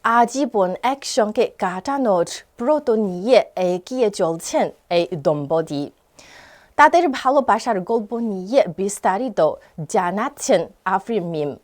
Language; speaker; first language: Bangla; non-native, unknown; Chinese